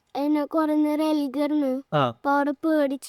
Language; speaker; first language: Malayalam; early bilingual, heritage; Malayalam